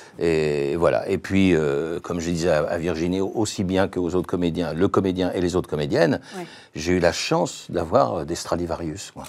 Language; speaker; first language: French; native; French